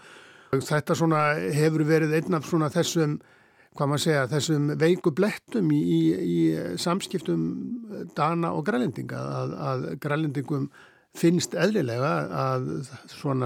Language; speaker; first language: Icelandic; native; Icelandic